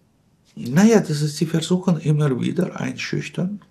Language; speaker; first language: German; non-native, fluent; Russian